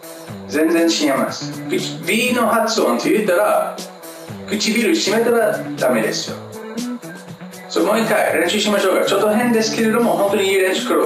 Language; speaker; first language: Japanese; non-native, fluent; English